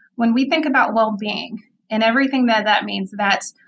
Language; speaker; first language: English; native; English